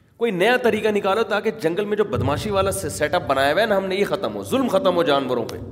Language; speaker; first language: Urdu; native; Urdu